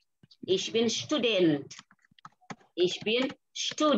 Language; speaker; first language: German; non-native, fluent; Indonesian